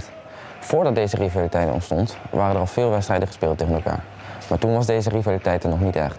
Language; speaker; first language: Dutch; native; Dutch